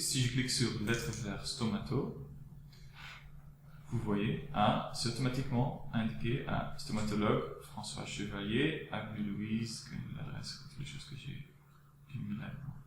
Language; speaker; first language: French; non-native, local second language; Dutch